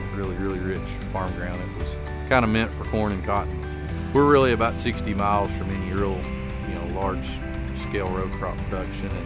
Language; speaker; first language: English; native; English